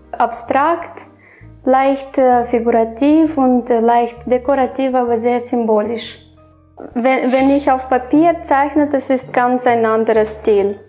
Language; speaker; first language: German; non-native, fluent; Romanian